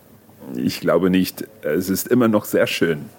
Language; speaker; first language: German; non-native, learner; English